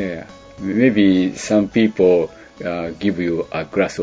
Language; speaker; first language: English; non-native, learner; Japanese